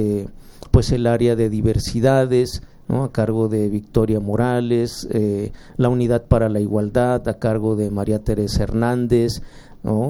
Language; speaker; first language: Spanish; native; Spanish